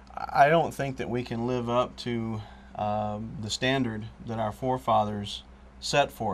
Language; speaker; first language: English; native; English